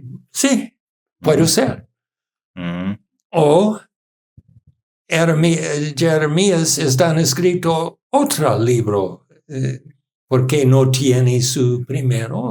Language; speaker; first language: Spanish; non-native, learner; English